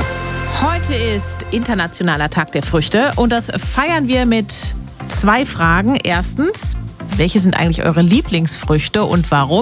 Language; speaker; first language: German; native; German